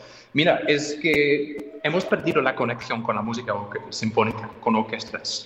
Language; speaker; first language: Spanish; non-native, fluent; English